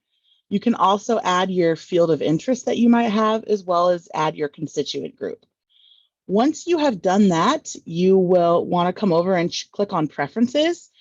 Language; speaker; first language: English; native; English